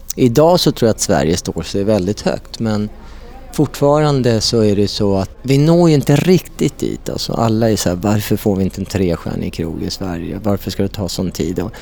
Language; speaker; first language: Swedish; native; Swedish